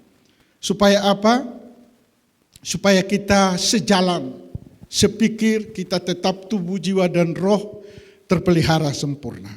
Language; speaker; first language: Indonesian; native; Indonesian